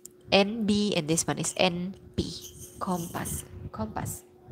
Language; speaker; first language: English; non-native, local second language; Filipino